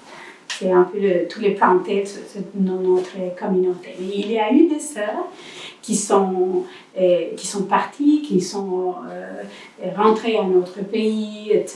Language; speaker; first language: French; non-native, learner; Spanish